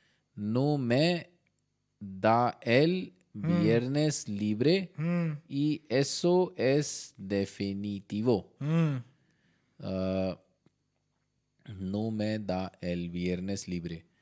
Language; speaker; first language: Spanish; non-native, learner; Hindi